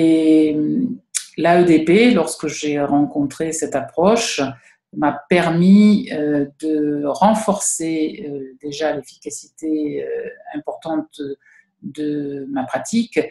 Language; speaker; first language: French; native; French